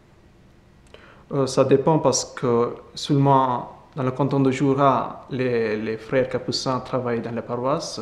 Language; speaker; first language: French; non-native, fluent; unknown